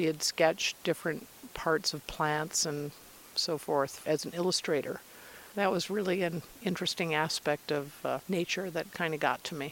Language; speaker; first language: English; native; English